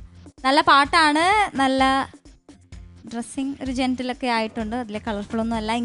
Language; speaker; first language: Malayalam; native; Malayalam